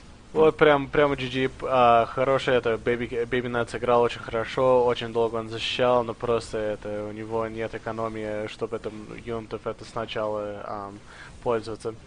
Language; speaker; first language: Russian; early bilingual, heritage; Russian